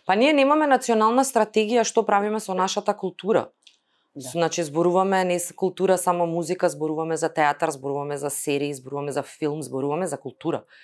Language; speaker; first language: Macedonian; native; Macedonian